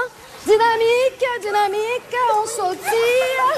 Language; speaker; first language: French; native; French